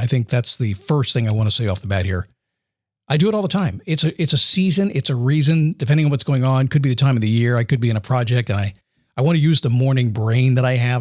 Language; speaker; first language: English; native; English